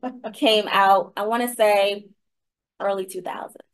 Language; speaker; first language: English; native; English